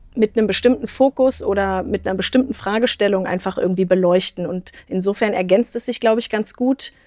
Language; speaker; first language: German; native; German